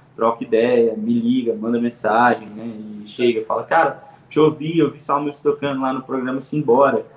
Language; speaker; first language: Portuguese; native; Portuguese